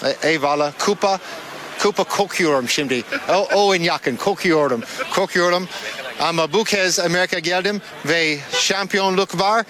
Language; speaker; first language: Turkish; non-native, learner; English